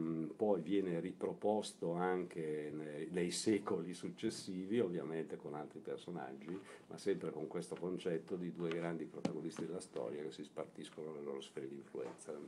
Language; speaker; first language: Italian; native; Italian